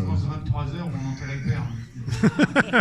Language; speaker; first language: French; native; French